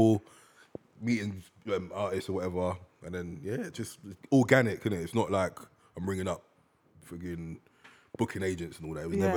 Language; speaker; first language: English; native; English